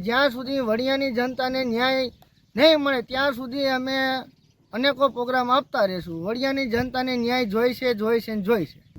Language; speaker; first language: Gujarati; native; Gujarati